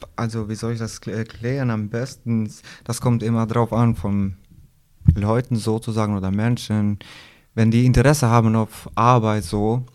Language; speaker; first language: German; non-native, learner; Albanian